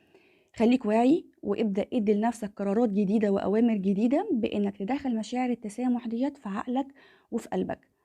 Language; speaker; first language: Arabic; native; Arabic